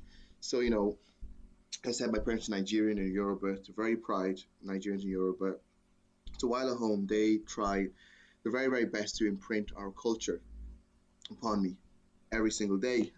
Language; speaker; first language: English; native; English